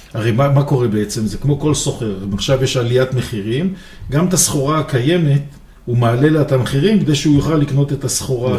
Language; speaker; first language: Hebrew; native; Hebrew